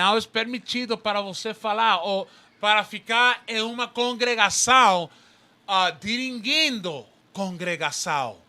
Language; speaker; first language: Portuguese; non-native, learner; Spanish